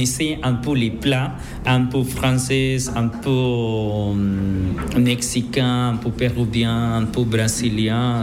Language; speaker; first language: French; non-native, learner; Spanish